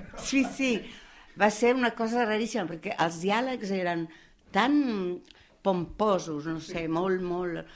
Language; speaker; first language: Catalan; non-native, fluent; Italian